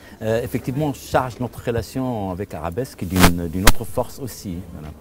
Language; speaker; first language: French; non-native, local second language; Arabic